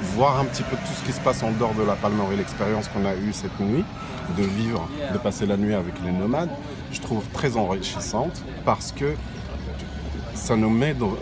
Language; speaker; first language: French; non-native, local second language; Arabic